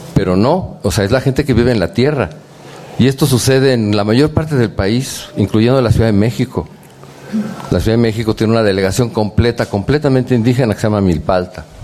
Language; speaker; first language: Spanish; native; Spanish